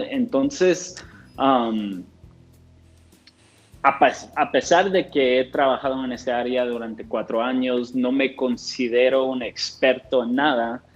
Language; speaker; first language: Spanish; non-native, fluent; English